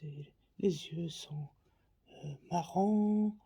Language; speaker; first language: French; non-native, learner; Faroese